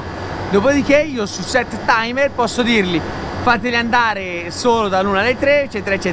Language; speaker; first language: Italian; native; Italian